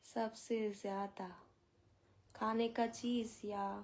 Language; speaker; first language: Hindi; non-native, local second language; Bangla